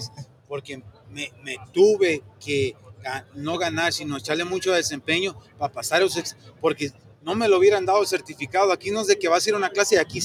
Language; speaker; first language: Spanish; native; Spanish